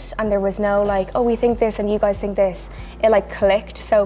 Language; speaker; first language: English; native; English